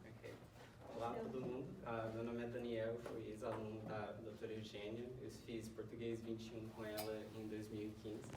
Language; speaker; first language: Portuguese; early bilingual, heritage; Portuguese